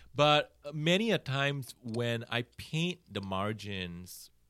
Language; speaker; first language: English; native; English